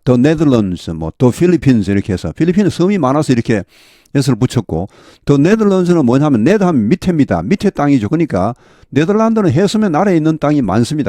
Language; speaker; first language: Korean; native; Korean